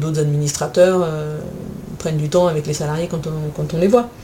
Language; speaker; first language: French; native; French